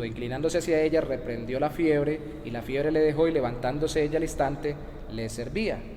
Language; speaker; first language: Spanish; native; Spanish